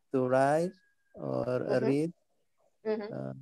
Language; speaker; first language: English; non-native, fluent; Malay